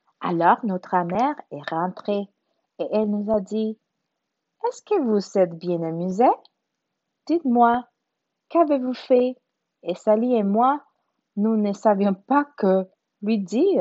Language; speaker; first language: French; non-native, learner; Spanish